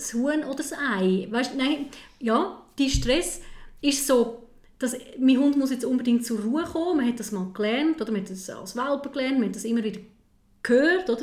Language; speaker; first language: German; native; German